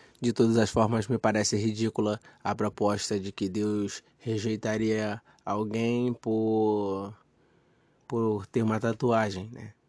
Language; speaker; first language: Portuguese; native; Portuguese